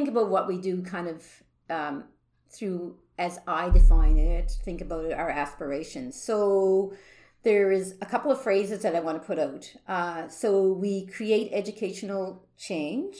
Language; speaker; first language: English; native; English